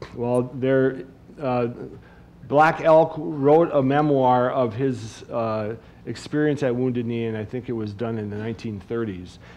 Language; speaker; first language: English; native; English